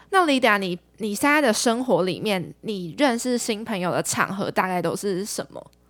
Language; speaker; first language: Chinese; native; Chinese